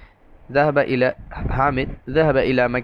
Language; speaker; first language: Arabic; non-native, fluent; Urdu